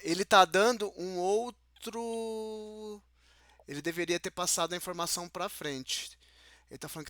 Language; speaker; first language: Portuguese; native; Portuguese